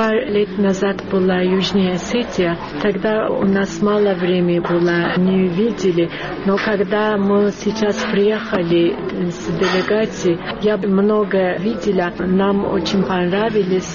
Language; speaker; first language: Russian; non-native, learner; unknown